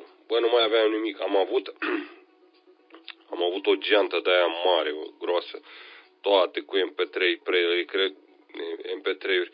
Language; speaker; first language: Romanian; native; Romanian